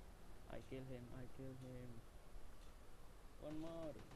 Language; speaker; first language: English; non-native, learner; Indonesian